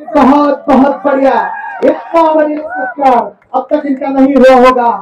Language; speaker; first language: Hindi; non-native, local second language; Marathi